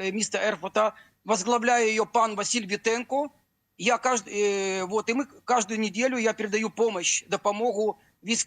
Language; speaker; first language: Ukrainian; non-native, local second language; Russian